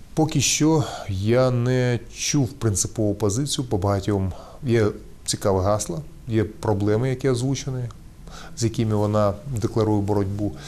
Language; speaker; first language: Ukrainian; non-native, local second language; Russian